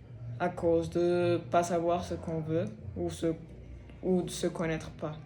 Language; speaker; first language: French; non-native, fluent; Spanish